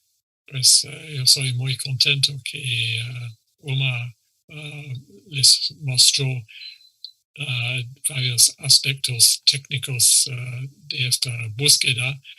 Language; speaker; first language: Spanish; non-native, fluent; English